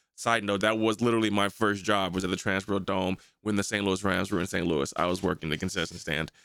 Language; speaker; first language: English; native; English